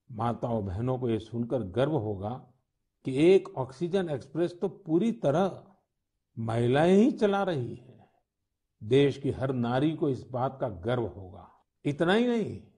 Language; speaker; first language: Hindi; non-native, local second language; Gujarati